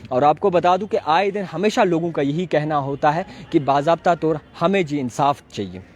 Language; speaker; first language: Hindi; non-native, local second language; Kashmiri